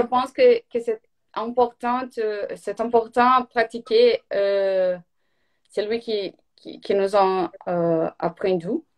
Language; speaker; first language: French; non-native, learner; Portuguese